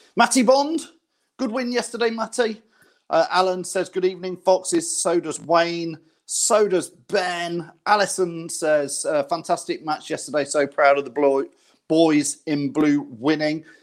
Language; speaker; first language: English; native; English